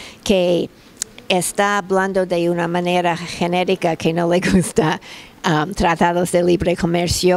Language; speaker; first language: Spanish; non-native, fluent; English